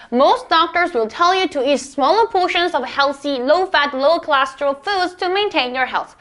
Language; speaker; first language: English; non-native, fluent; Korean